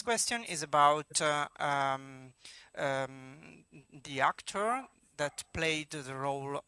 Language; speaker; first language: English; non-native, fluent; Italian